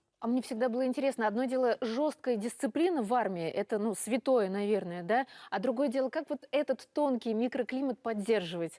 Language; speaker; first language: Russian; native; Russian